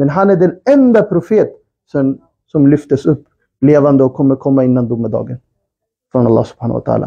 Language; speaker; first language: Swedish; early bilingual, other home language; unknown